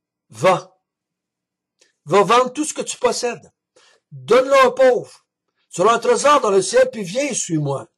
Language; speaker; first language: French; native; French